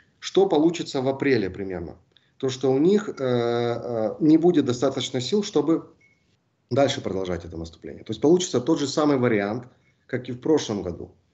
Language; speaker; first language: Russian; native; Russian